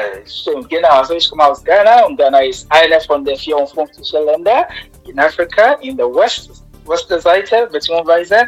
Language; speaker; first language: German; non-native, fluent; Akan